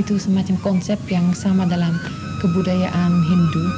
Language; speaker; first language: Indonesian; non-native, fluent; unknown